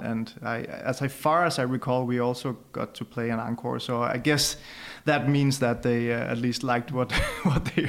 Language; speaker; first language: English; non-native, fluent; Danish